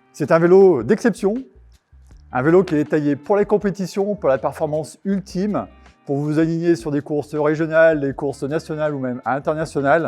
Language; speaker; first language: French; native; French